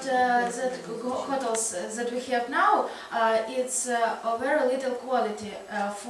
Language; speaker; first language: English; non-native, learner; Russian